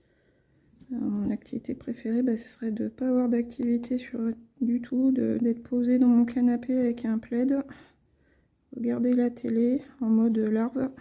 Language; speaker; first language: French; native; French